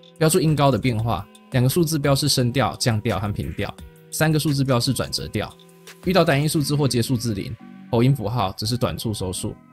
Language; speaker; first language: Chinese; native; Chinese